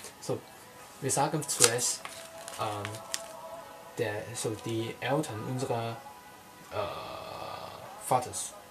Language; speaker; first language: German; non-native, learner; Cantonese